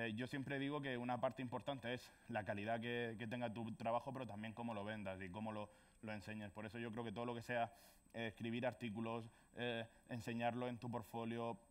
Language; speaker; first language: Spanish; native; Spanish